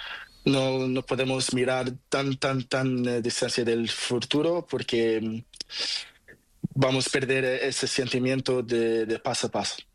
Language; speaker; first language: Spanish; non-native, learner; Portuguese